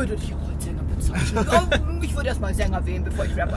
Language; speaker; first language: German; early bilingual, other home language; Bosnian